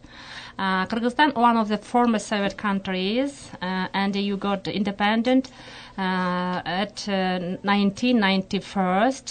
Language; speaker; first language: English; non-native, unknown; Kyrgyz